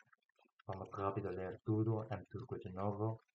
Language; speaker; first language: Spanish; non-native, learner; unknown